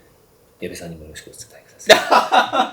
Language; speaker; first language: Japanese; native; Japanese